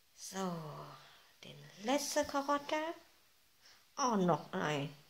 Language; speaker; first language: German; non-native, fluent; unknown